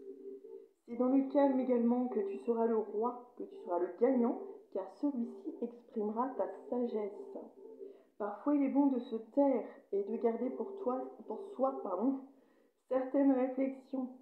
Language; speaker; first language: French; native; French